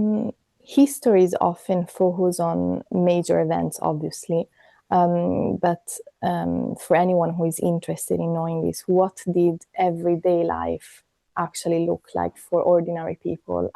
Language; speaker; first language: English; non-native, fluent; Italian